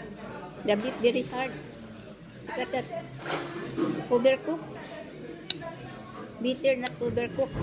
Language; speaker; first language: English; non-native, local second language; Filipino